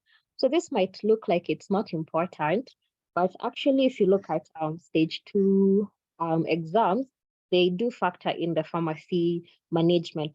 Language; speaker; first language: English; non-native, local second language; Swahili